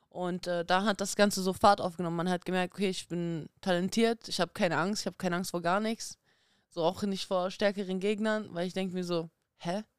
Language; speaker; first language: German; early bilingual, other home language; Russian